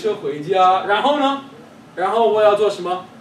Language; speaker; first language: Chinese; non-native, fluent; English